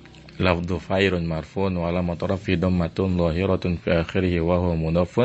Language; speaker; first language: Arabic; non-native, fluent; Indonesian